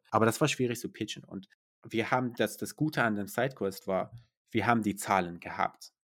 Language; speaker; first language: German; non-native, fluent; Persian